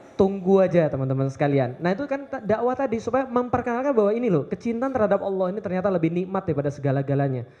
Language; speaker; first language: Indonesian; native; Indonesian